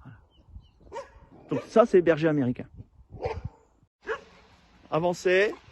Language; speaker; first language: French; native; French